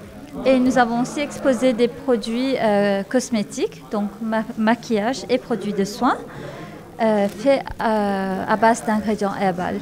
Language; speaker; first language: French; non-native, fluent; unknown